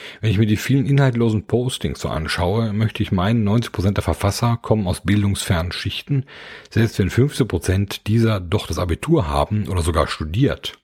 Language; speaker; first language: German; native; German